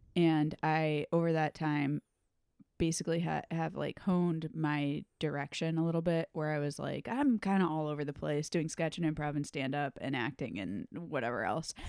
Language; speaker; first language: English; native; English